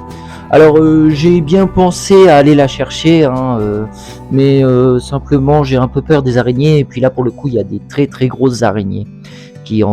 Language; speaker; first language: French; native; French